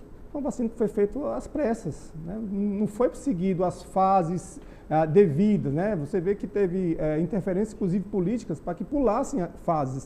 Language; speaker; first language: Portuguese; native; Portuguese